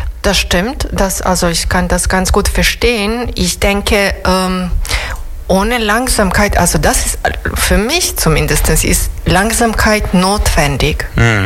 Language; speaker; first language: German; non-native, fluent; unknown